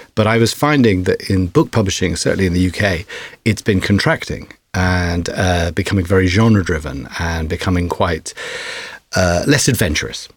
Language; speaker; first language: English; non-native, fluent; Dutch